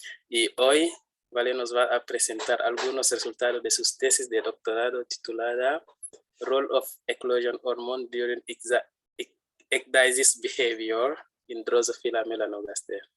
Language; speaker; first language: Spanish; non-native, fluent; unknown